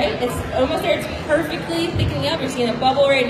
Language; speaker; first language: English; native; English